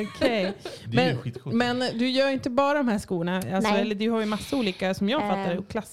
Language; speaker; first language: Swedish; native; Swedish